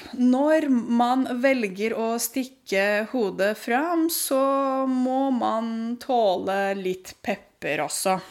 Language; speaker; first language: Norwegian; non-native, fluent; Romanian